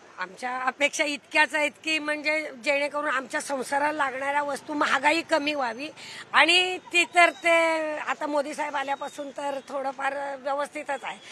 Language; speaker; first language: Marathi; native; Marathi